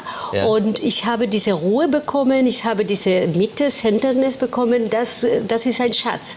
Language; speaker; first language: German; non-native, fluent; Spanish